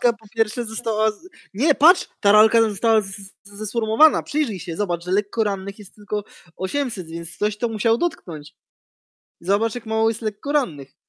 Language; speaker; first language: Polish; native; Polish